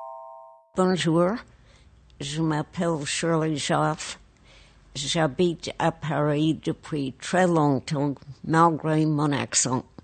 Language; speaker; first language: French; non-native, fluent; English